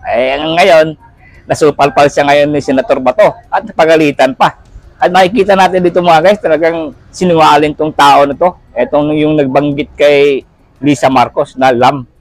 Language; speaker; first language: Filipino; native; Filipino